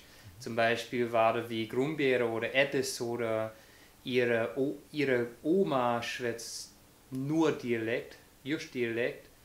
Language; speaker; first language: German; non-native, fluent; English